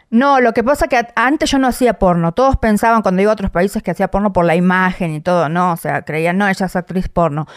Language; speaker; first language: Spanish; native; Spanish